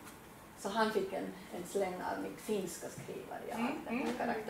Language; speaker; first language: Swedish; native; Swedish